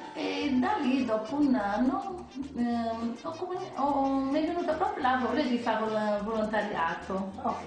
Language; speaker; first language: Italian; non-native, learner; Portuguese